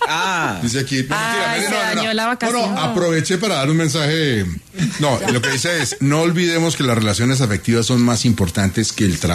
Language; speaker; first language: Spanish; native; Spanish